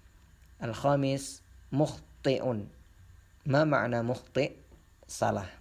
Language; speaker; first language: Arabic; non-native, fluent; Indonesian